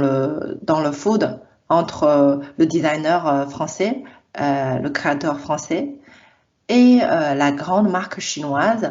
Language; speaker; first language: French; non-native, fluent; Chinese